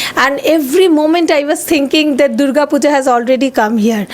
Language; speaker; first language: English; non-native, local second language; Bangla